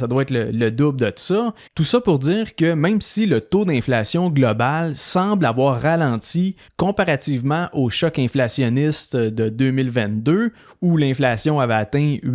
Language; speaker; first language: French; native; French